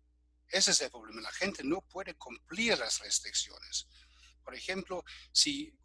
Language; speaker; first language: Spanish; non-native, fluent; German